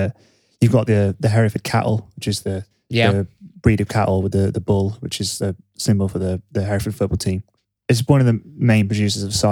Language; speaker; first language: English; native; English